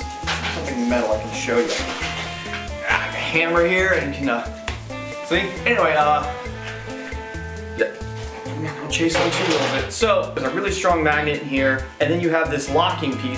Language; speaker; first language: English; native; English